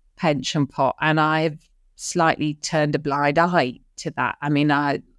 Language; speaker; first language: English; native; English